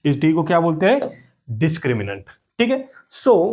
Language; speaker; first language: Hindi; non-native, local second language; Marathi